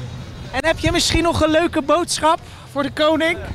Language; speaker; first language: Dutch; native; Dutch